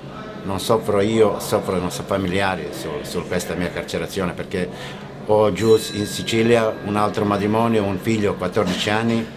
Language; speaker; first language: Italian; non-native, fluent; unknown